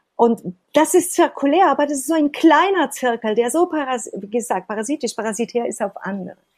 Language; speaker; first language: German; non-native, fluent; Italian